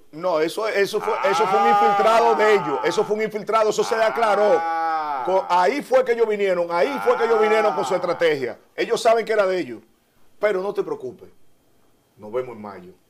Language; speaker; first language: Spanish; native; Spanish